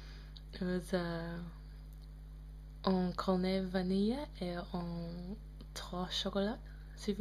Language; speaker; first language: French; non-native, fluent; English